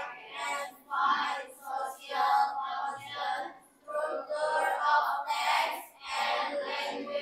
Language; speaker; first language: English; non-native, learner; Indonesian